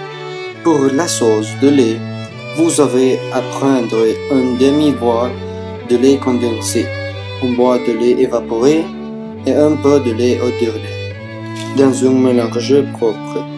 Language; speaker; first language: French; non-native, learner; Spanish